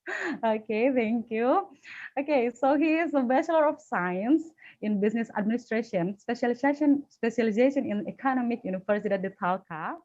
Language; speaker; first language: English; non-native, fluent; Indonesian